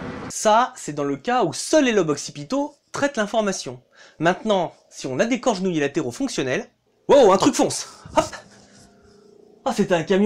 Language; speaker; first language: French; native; French